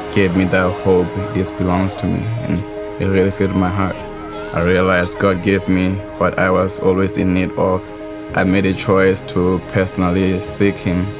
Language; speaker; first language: English; non-native, local second language; Southern Sotho